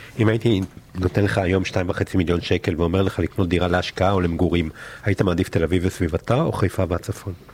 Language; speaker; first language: Hebrew; native; Hebrew